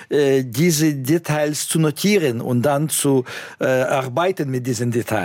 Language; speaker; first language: German; non-native, fluent; Russian